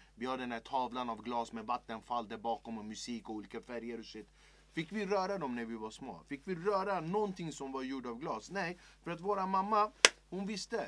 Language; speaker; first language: Swedish; early bilingual, other home language; Kurdish